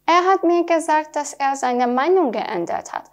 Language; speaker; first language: German; non-native, fluent; Persian